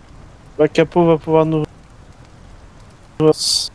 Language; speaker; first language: French; native; French